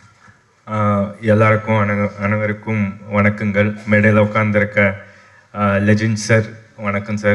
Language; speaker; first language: Tamil; non-native, local second language; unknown